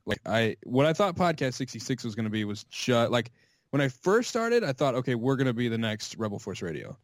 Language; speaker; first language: English; native; English